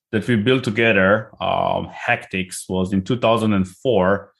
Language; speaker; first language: English; non-native, fluent; Hebrew